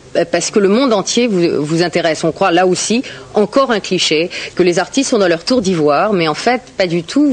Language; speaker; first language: French; native; French